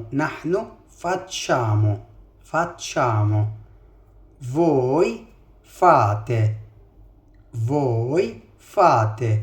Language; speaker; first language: Italian; non-native, fluent; Arabic